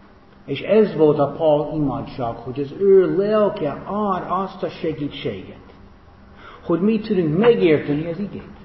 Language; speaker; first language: Hungarian; non-native, fluent; English